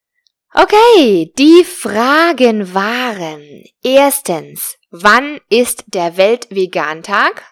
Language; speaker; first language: German; non-native, fluent; Spanish